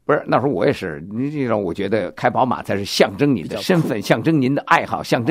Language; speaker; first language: Chinese; native; Chinese